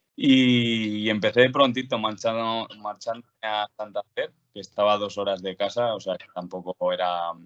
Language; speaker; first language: Spanish; native; Spanish